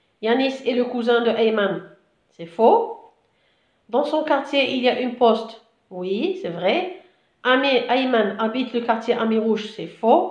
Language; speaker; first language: French; non-native, local second language; Arabic